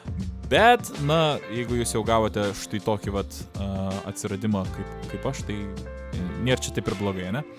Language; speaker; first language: Lithuanian; native; Lithuanian